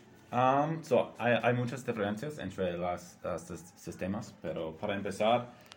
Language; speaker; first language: Spanish; non-native, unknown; English